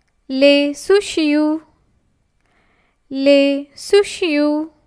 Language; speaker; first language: French; non-native, fluent; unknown